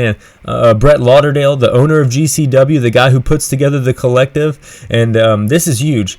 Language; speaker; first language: English; native; English